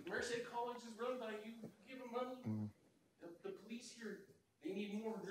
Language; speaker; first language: English; early bilingual, other home language; Spanish